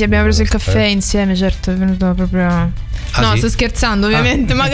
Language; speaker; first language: Italian; native; Italian